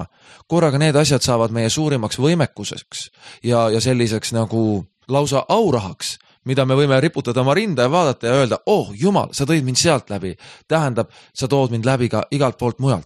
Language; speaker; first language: Estonian; native; Estonian